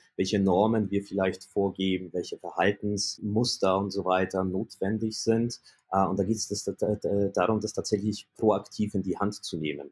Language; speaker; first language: German; early bilingual, other home language; Polish